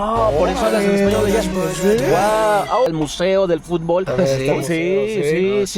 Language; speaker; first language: Spanish; native; Spanish